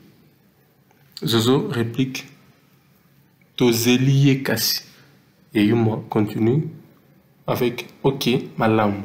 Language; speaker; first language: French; non-native, local second language; Lingala